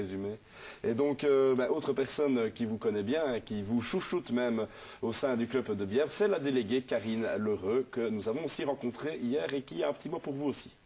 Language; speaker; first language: French; native; French